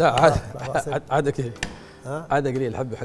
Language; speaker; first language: Arabic; native; Arabic